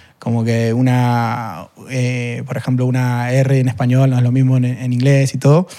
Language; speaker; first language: Spanish; non-native, fluent; English